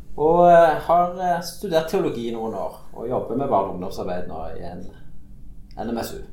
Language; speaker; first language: Norwegian; native; Norwegian